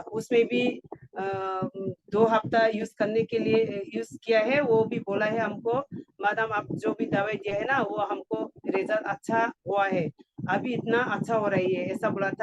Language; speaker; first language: Hindi; non-native, local second language; Garo